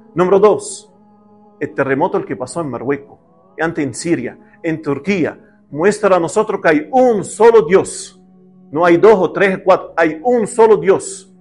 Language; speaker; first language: Spanish; non-native, learner; Arabic